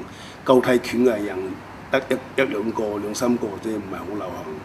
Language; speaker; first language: Cantonese; non-native, local second language; Min Nan Chinese